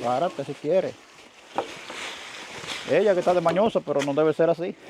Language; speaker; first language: Spanish; native; Spanish